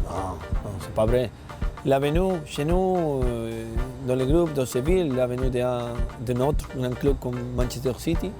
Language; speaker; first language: French; non-native, learner; Spanish